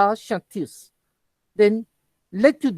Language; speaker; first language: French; non-native, fluent; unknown